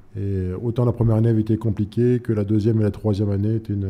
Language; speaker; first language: French; native; French